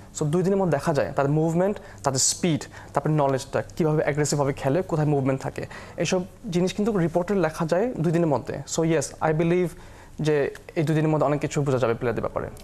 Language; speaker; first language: Bangla; early bilingual, heritage; Bangla